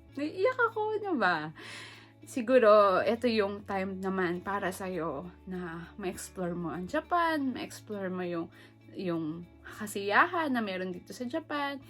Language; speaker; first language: Filipino; native; Filipino